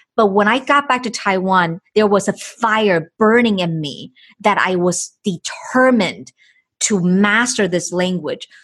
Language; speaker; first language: English; non-native, fluent; Chinese